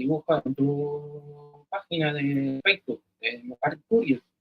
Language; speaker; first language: Spanish; early bilingual, heritage; Spanish